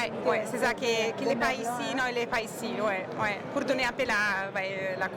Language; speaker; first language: French; non-native, fluent; Italian